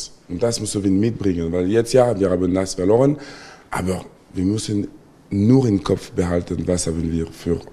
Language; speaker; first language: German; non-native, local second language; French